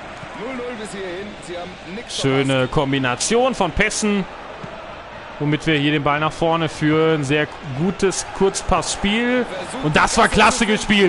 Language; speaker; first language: German; native; German